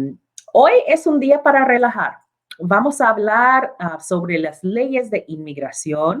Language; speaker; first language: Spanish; non-native, learner; English